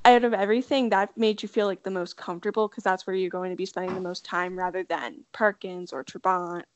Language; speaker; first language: English; native; English